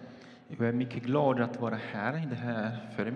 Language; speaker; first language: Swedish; non-native, fluent; Portuguese